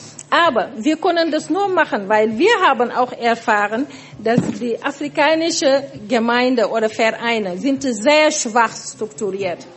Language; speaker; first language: German; non-native, fluent; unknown